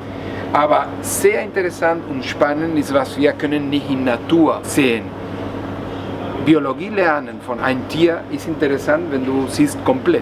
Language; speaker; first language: German; non-native, learner; Spanish